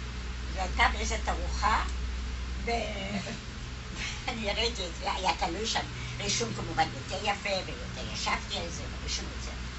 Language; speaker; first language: Hebrew; non-native, fluent; German